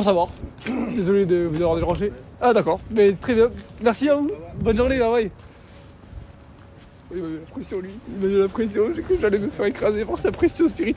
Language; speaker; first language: French; native; French